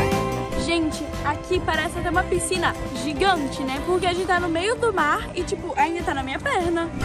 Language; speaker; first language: Portuguese; native; Portuguese